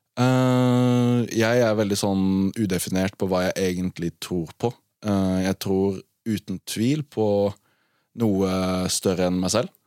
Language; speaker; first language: Norwegian; native; Norwegian